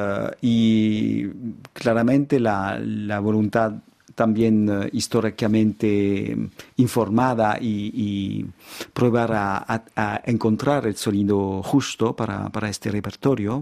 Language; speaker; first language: Spanish; non-native, fluent; French